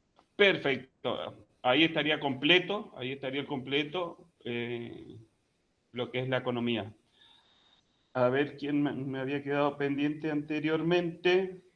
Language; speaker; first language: Spanish; native; Spanish